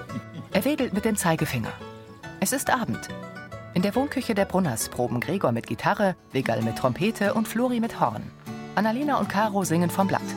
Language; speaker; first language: German; native; German